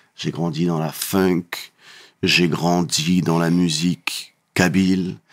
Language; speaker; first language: French; native; French